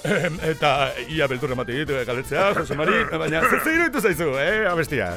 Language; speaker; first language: Basque; native; Basque